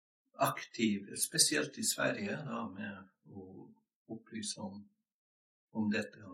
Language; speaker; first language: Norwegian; non-native, fluent; English